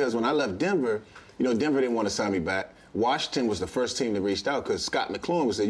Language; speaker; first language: English; native; English